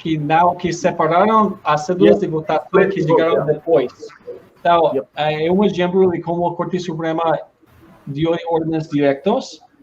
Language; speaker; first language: Portuguese; non-native, learner; Spanish